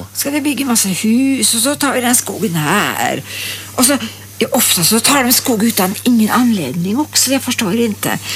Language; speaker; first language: Swedish; native; Swedish